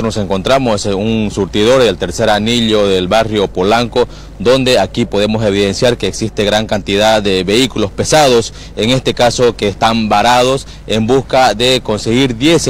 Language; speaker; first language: Spanish; native; Spanish